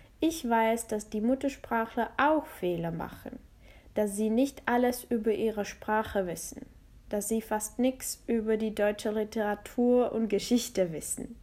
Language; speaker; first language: German; non-native, fluent; Czech